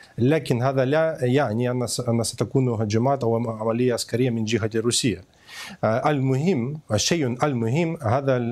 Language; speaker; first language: Arabic; non-native, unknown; Ukrainian